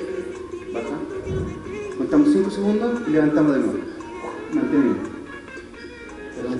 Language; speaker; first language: Spanish; native; Spanish